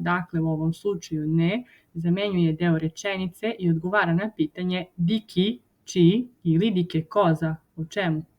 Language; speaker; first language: Bosnian; non-native, fluent; Italian